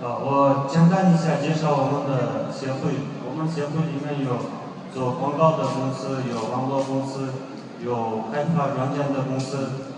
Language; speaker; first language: Chinese; non-native, learner; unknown